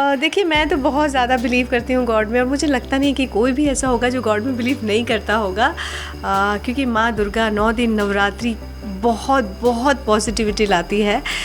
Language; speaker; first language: Hindi; non-native, local second language; Gujarati